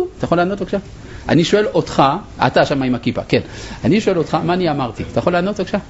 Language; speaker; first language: Hebrew; non-native, fluent; French